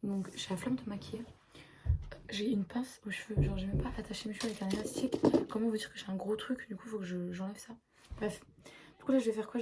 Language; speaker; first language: French; native; French